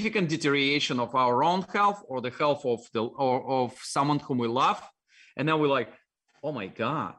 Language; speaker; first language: English; non-native, fluent; Russian